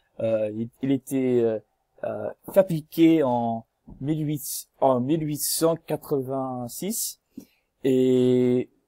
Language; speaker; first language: French; non-native, learner; English